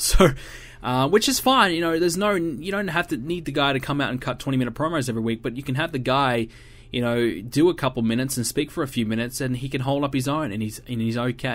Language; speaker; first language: English; native; English